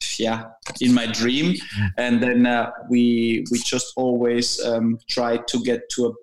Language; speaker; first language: English; non-native, fluent; German